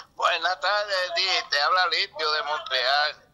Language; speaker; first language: Spanish; native; Spanish